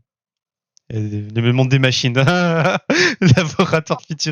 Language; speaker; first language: French; native; French